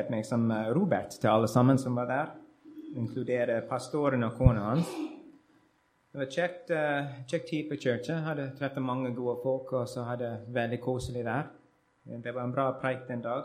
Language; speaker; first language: Norwegian; non-native, learner; English